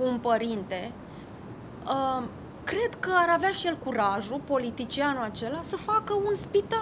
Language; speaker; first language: Romanian; native; Romanian